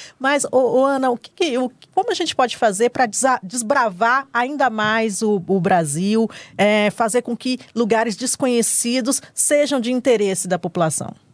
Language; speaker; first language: Portuguese; native; Portuguese